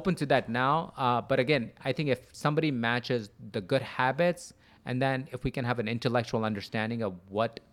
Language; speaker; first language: English; early bilingual, other home language; Urdu